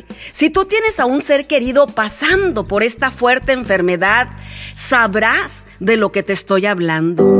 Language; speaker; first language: Spanish; native; Spanish